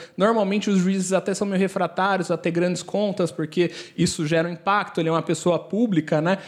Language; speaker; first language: Portuguese; native; Portuguese